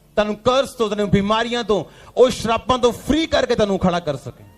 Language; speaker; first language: Hindi; non-native, local second language; Punjabi